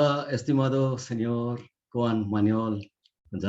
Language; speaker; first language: Spanish; non-native, learner; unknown